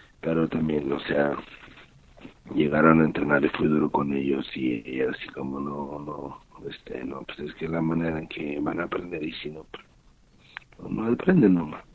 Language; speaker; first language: Spanish; native; Spanish